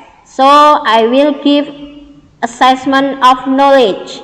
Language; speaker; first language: English; non-native, learner; Indonesian